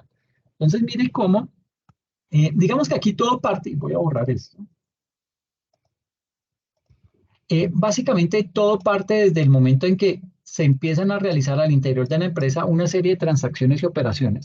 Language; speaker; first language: Spanish; native; Spanish